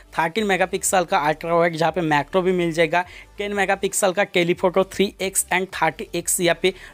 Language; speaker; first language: Hindi; native; Hindi